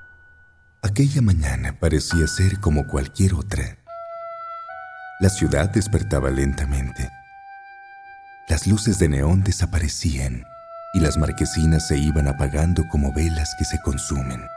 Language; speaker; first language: Spanish; native; Spanish